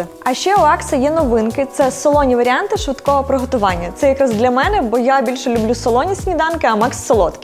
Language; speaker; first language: Ukrainian; native; Ukrainian